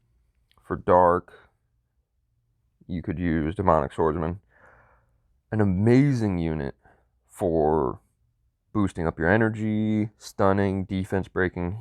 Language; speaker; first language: English; native; English